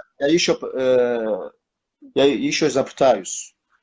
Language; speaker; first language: Russian; non-native, learner; Turkish